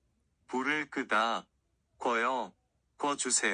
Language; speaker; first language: Korean; non-native, learner; Filipino